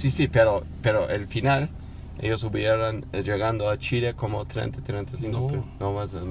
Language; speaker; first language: Spanish; non-native, learner; Turkish